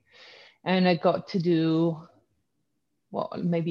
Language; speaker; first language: English; non-native, fluent; Italian